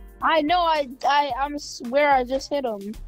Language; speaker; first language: English; native; English